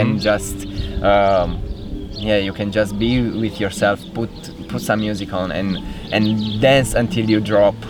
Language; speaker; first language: English; non-native, fluent; Romanian